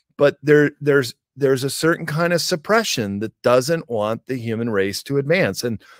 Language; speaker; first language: English; native; English